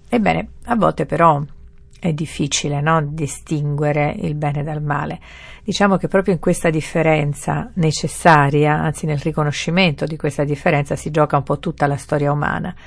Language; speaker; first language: Italian; native; Italian